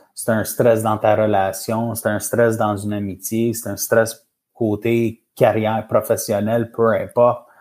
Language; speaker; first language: French; native; French